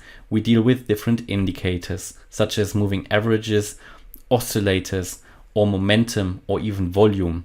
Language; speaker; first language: English; non-native, fluent; German